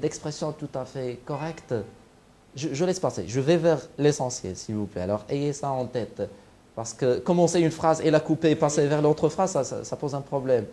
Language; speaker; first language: French; non-native, local second language; Arabic